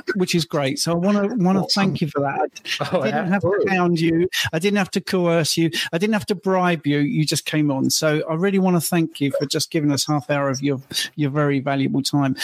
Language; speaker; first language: English; native; English